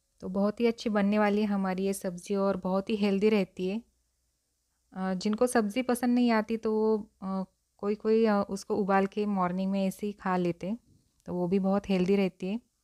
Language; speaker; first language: Hindi; non-native, local second language; Marathi